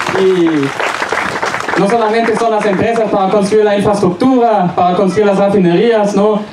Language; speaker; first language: Spanish; non-native, fluent; German